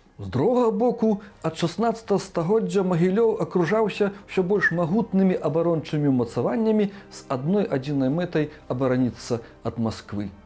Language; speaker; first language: Belarusian; native; Belarusian